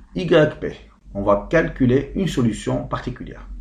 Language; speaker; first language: French; non-native, local second language; Arabic